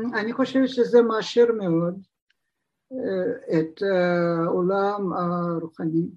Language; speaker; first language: Hebrew; non-native, fluent; Russian